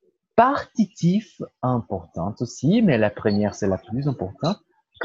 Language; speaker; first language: French; non-native, fluent; Portuguese